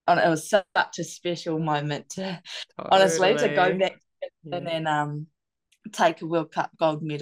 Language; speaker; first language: English; native; English